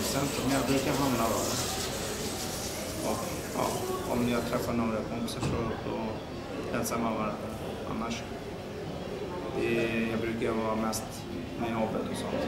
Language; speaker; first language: Swedish; early bilingual, other home language; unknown